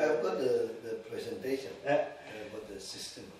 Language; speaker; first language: English; non-native, learner; Indonesian